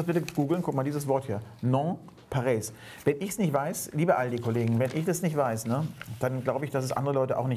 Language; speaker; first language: German; native; German